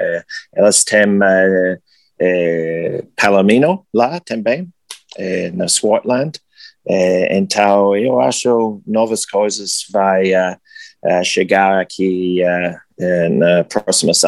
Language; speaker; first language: Portuguese; non-native, learner; English